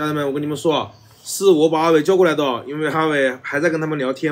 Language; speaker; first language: Chinese; native; Chinese